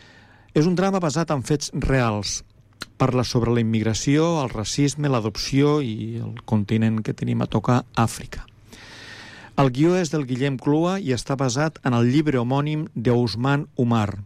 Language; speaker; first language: Catalan; native; Catalan